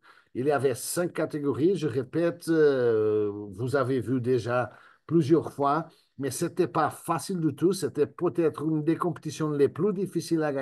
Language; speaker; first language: French; non-native, fluent; Spanish